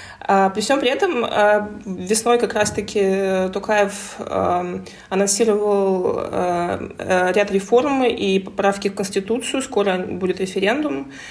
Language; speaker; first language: Russian; native; Russian